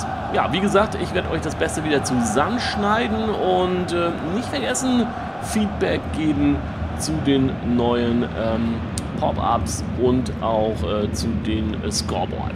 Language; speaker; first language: German; native; German